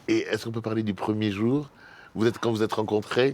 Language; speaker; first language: French; native; French